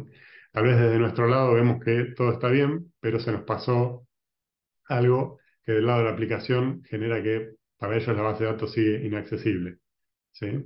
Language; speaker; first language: Spanish; native; Spanish